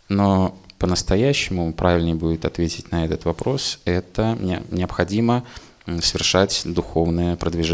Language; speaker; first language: Russian; native; Russian